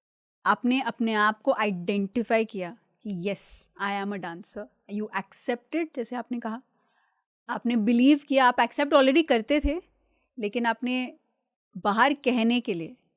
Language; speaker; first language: Hindi; native; Hindi